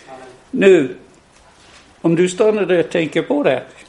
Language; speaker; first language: Swedish; non-native, fluent; English